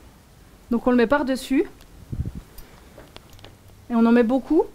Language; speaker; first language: French; native; French